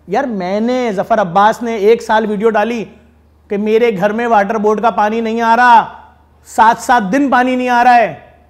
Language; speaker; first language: Urdu; native; Urdu